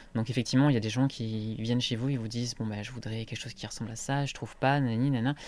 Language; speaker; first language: French; native; French